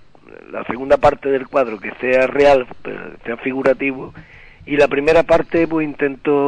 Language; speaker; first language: Spanish; native; Spanish